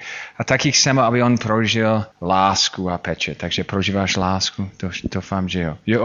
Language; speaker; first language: Czech; non-native, fluent; English